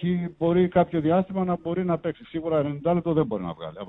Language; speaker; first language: Greek; native; Greek